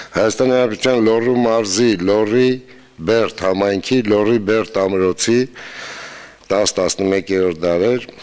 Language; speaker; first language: Armenian; native; Armenian